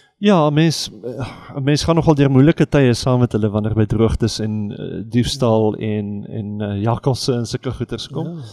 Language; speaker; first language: Afrikaans; native; Afrikaans